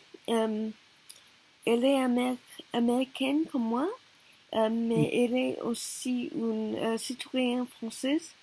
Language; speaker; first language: French; non-native, learner; Korean